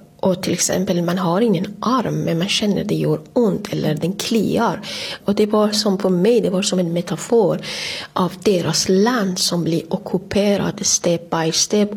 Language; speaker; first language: Swedish; non-native, fluent; Persian